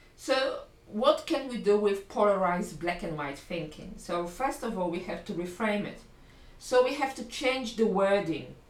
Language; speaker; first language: English; non-native, fluent; Polish